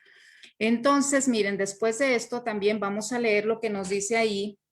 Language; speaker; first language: Spanish; native; Spanish